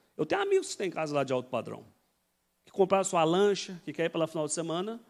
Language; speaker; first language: Portuguese; native; Portuguese